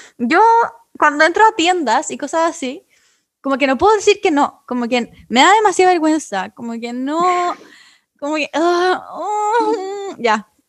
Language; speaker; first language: Spanish; native; Spanish